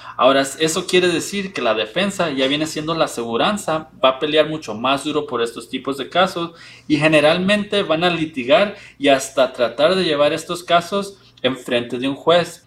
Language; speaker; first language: Spanish; early bilingual, heritage; Spanish